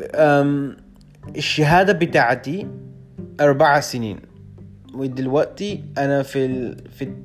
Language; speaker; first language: Arabic; non-native, learner; Urdu